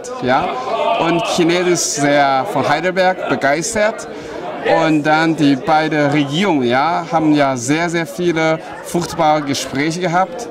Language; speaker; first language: German; non-native, fluent; Chinese